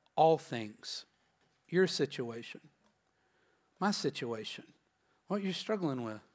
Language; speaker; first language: English; native; English